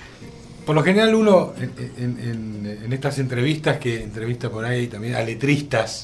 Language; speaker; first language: Spanish; native; Spanish